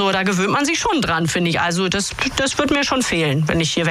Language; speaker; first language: German; native; German